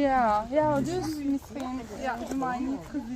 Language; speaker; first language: Dutch; non-native, learner; Turkish